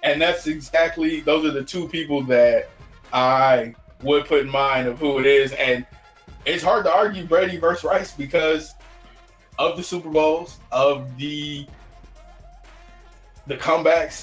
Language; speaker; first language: English; native; English